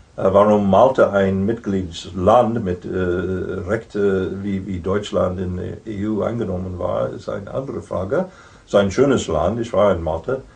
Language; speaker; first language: German; non-native, fluent; English